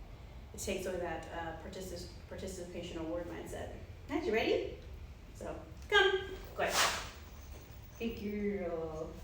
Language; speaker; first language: English; native; English